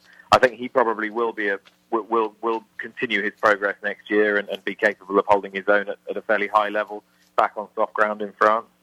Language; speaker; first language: English; native; English